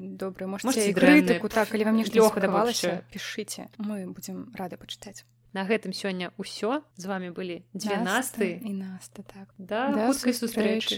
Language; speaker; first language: Belarusian; non-native, local second language; Russian